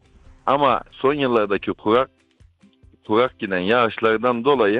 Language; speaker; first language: Turkish; native; Turkish